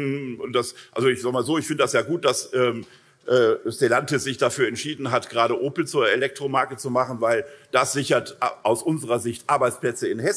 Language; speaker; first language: German; native; German